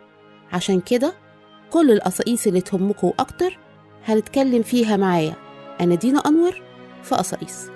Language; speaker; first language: Arabic; native; Arabic